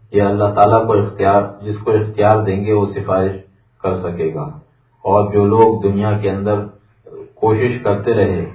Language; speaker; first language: Urdu; native; Urdu